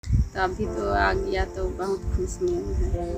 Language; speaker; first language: Hindi; non-native, local second language; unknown